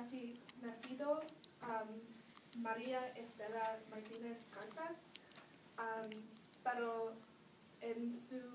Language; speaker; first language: Spanish; non-native, learner; English